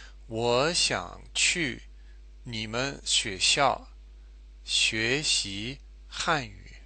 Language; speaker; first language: Chinese; non-native, fluent; English